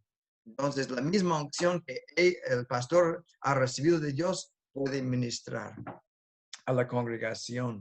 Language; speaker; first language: Spanish; non-native, fluent; English